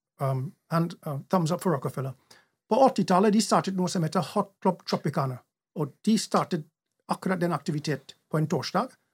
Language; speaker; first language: Norwegian; non-native, fluent; English